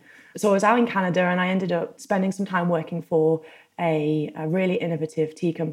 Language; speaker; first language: English; native; English